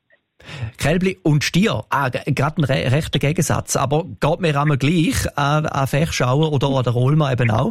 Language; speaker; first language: German; native; German